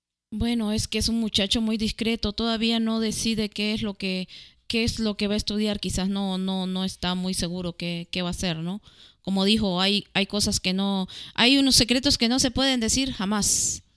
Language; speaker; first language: Spanish; native; Spanish